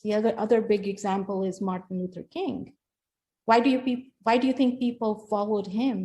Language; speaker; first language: English; non-native, local second language; Hindi